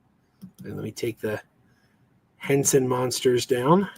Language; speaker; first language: English; native; English